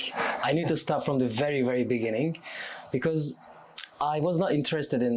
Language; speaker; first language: English; non-native, fluent; Turkish